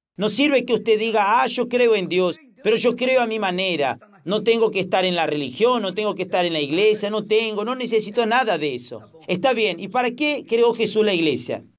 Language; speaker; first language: Spanish; non-native, fluent; Portuguese